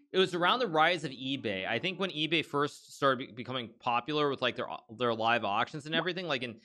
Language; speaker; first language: English; native; English